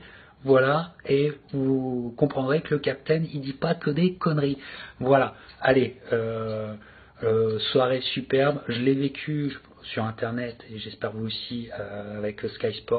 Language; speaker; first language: French; native; French